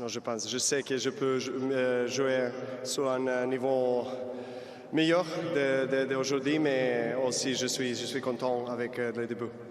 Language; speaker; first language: French; non-native, learner; Serbian